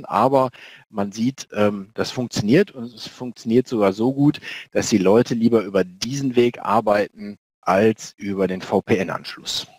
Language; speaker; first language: German; native; German